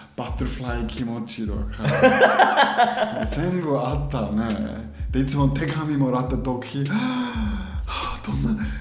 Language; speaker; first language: Japanese; non-native, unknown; German